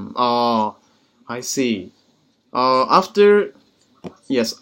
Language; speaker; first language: English; non-native, learner; Japanese